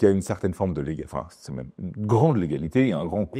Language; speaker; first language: French; native; French